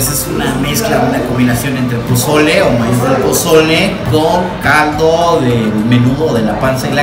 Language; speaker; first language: Spanish; native; Spanish